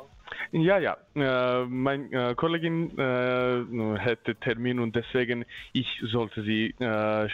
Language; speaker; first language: German; non-native, learner; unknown